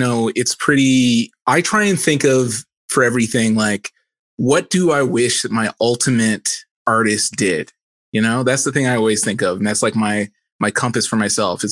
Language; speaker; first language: English; native; English